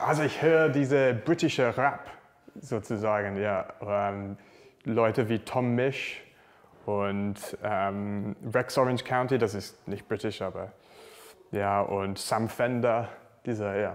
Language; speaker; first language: German; non-native, learner; English